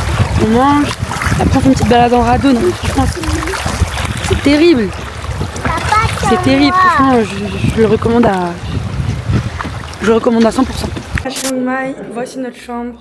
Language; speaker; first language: French; native; French